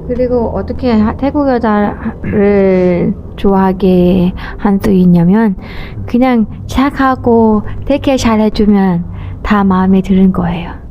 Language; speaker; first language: Korean; non-native, learner; Thai